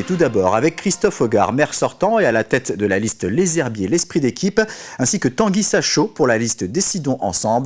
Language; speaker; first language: French; native; French